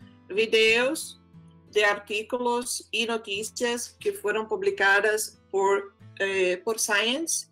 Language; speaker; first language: Spanish; non-native, fluent; Portuguese